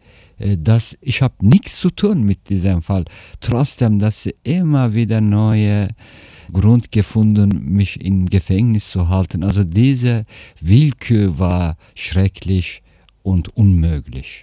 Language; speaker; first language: German; non-native, fluent; Turkish